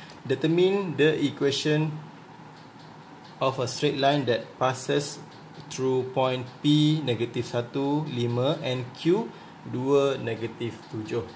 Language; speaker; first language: English; non-native, local second language; Malay